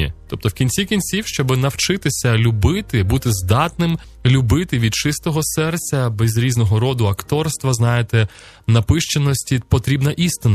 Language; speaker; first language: Ukrainian; native; Ukrainian